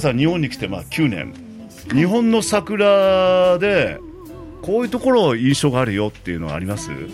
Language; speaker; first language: Japanese; native; Japanese